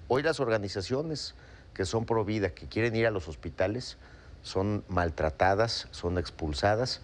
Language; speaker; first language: Spanish; native; Spanish